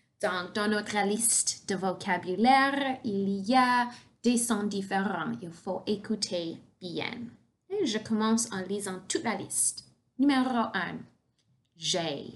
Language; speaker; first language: French; non-native, fluent; English